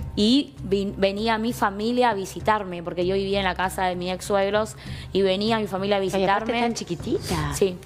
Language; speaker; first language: Spanish; native; Spanish